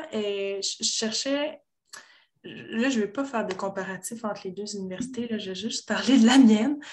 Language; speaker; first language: French; native; French